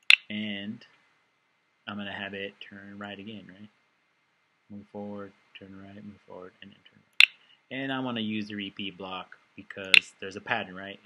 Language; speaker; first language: English; early bilingual, other home language; Spanish